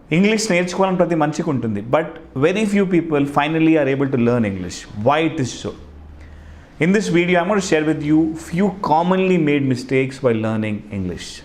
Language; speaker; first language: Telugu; non-native, local second language; Hindi